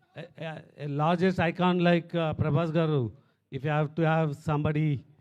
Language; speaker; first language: English; non-native, local second language; Telugu